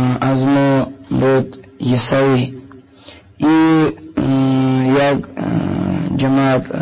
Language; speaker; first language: Persian; non-native, learner; Russian